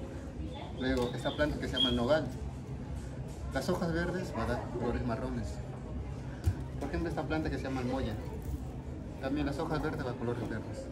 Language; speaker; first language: Spanish; native; Spanish